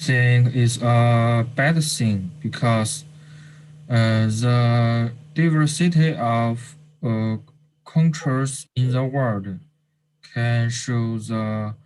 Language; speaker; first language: English; non-native, learner; Chinese